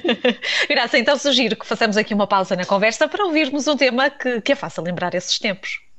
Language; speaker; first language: Portuguese; native; Portuguese